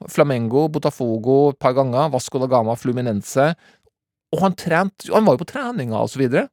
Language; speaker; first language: Norwegian; native; Norwegian